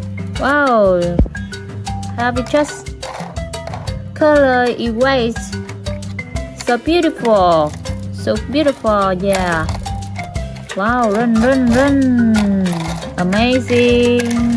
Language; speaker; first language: English; non-native, learner; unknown